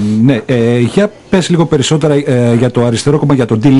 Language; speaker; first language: Greek; native; Greek